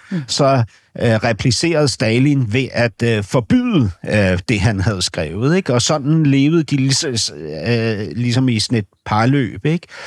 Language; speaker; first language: Danish; native; Danish